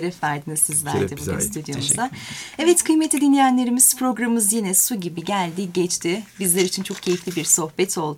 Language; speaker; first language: Turkish; native; Turkish